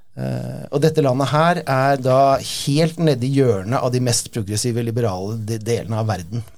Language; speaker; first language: Norwegian; native; Norwegian